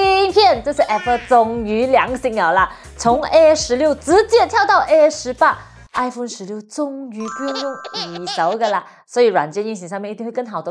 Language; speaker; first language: Chinese; non-native, local second language; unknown